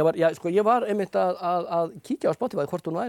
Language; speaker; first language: Icelandic; native; Icelandic